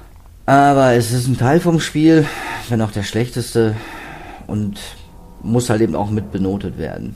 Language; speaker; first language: German; native; German